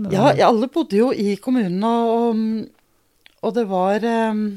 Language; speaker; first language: Norwegian; early bilingual, other home language; Danish